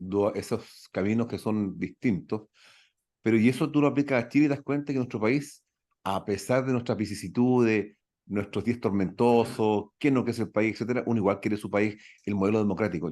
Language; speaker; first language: Spanish; native; Spanish